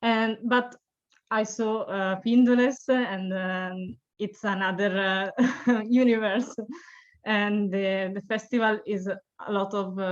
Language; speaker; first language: English; non-native, learner; Italian